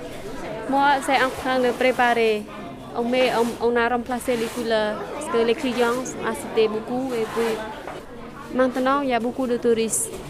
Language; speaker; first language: French; non-native, learner; Khmer